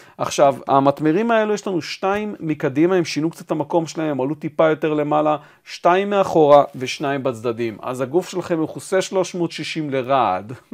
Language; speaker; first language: Hebrew; native; Hebrew